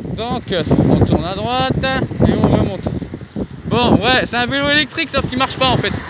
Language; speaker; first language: French; native; French